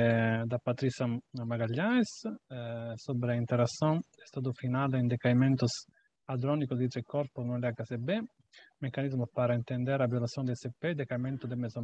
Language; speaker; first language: Portuguese; non-native, fluent; Italian